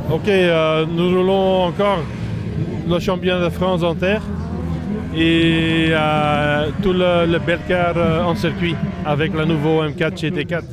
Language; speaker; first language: French; non-native, learner; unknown